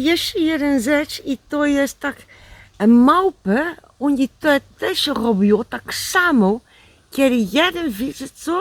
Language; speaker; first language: Polish; non-native, learner; Dutch